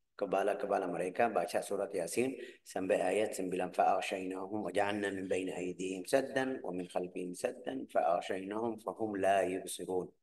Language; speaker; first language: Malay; non-native, fluent; Arabic